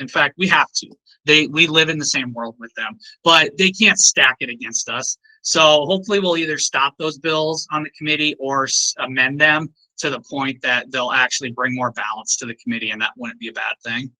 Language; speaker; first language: English; native; English